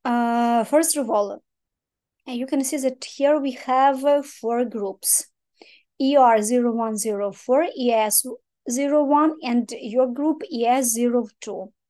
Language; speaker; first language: English; non-native, fluent; Ukrainian